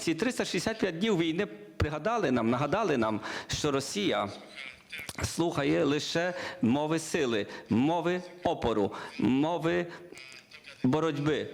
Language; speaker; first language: Ukrainian; non-native, learner; Polish